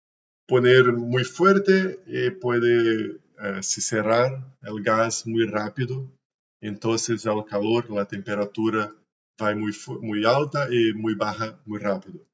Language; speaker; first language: Spanish; non-native, learner; Portuguese